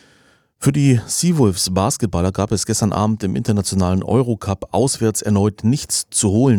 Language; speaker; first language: German; native; German